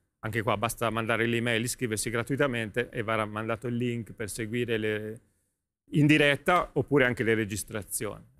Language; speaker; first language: Italian; native; Italian